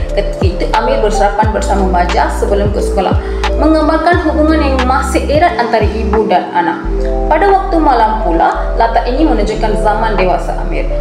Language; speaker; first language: Malay; non-native, local second language; Tamil